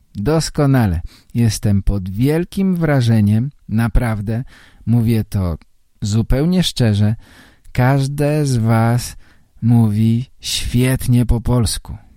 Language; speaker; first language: Polish; native; Polish